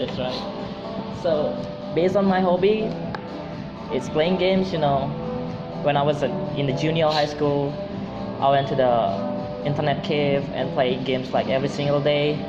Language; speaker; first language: English; non-native, fluent; Indonesian